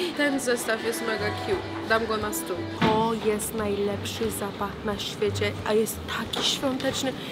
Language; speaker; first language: Polish; early bilingual, heritage; Polish